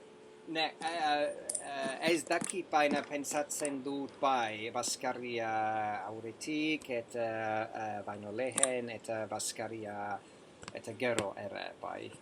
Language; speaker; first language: Basque; non-native, learner; English